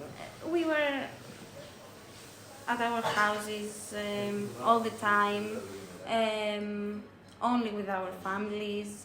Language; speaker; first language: English; non-native, learner; Greek